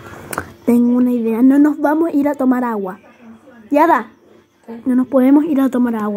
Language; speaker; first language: Spanish; native; Spanish